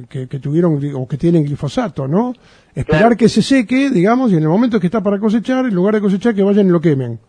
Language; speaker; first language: Spanish; native; Spanish